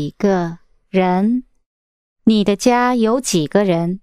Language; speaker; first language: Chinese; non-native, learner; English